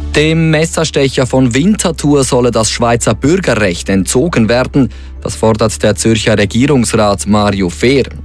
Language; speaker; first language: German; native; German